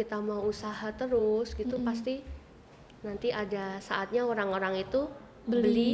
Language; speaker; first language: Indonesian; native; Indonesian